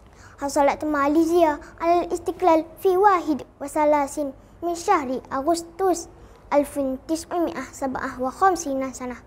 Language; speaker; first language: Arabic; non-native, learner; Malay